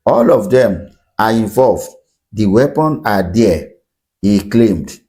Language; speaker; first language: English; non-native, local second language; Yoruba